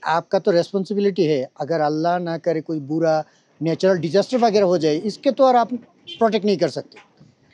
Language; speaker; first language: Hindi; non-native, fluent; Bangla